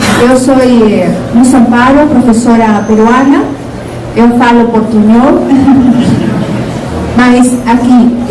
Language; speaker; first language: Portuguese; non-native, learner; Spanish